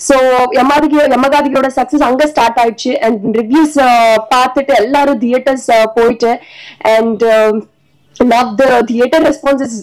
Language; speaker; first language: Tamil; non-native, learner; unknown